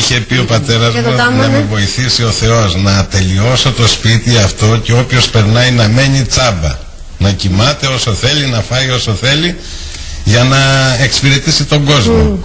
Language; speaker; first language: Greek; native; Greek